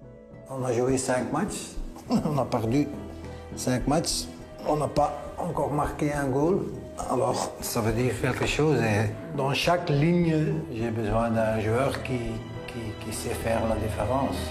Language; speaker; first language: French; non-native, local second language; Dutch